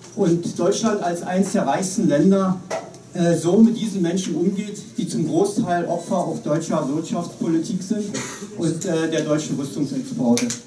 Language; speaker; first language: German; native; German